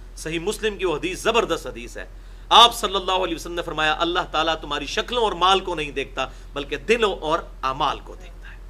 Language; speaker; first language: Urdu; non-native, local second language; Punjabi